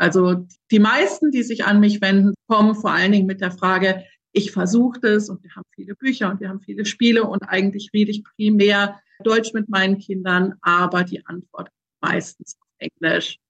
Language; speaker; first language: German; native; German